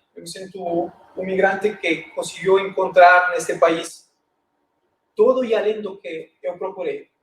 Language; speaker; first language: Portuguese; non-native, fluent; Spanish